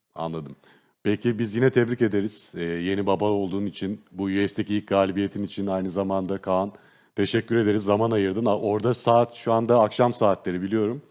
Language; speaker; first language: Turkish; native; Turkish